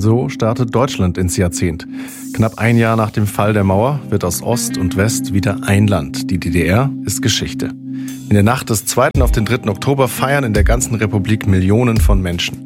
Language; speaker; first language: German; native; German